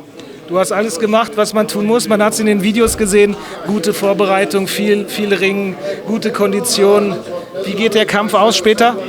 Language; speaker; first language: German; native; German